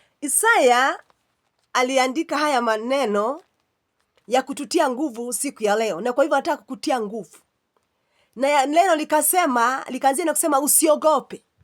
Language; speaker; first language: Swahili; non-native, local second language; Kikuyu